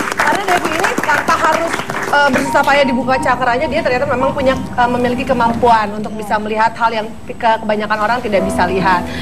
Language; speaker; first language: Indonesian; native; Indonesian